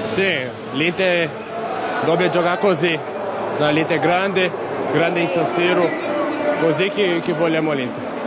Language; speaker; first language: Italian; non-native, learner; Portuguese